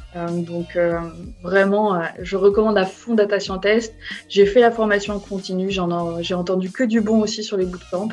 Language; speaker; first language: French; native; French